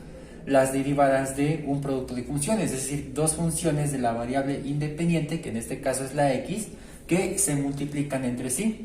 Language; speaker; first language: Spanish; native; Spanish